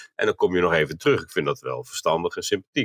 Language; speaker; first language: Dutch; native; Dutch